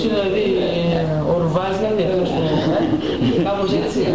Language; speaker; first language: Greek; native; Greek